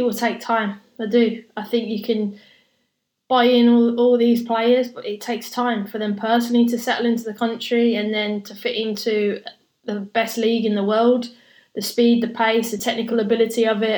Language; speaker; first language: English; native; English